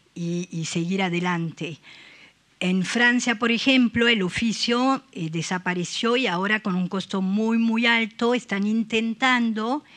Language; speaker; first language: Spanish; non-native, fluent; French